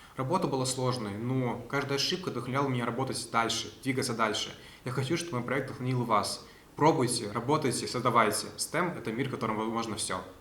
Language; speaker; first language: Russian; native; Russian